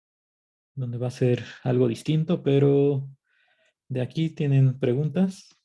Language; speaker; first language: Spanish; native; Spanish